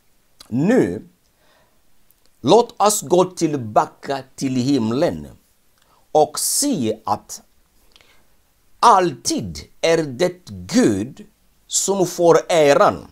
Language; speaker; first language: Swedish; non-native, fluent; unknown